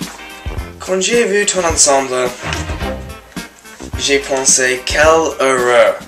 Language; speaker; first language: French; non-native, learner; English